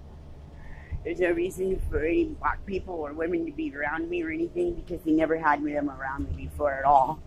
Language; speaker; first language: English; native; English